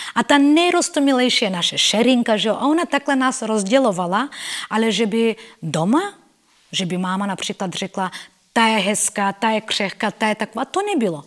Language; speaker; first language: Czech; non-native, fluent; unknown